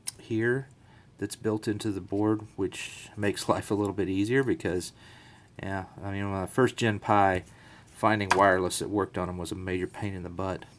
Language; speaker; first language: English; native; English